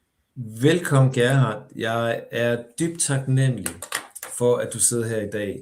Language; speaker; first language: Danish; native; Danish